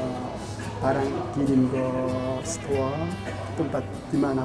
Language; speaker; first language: Indonesian; non-native, learner; Korean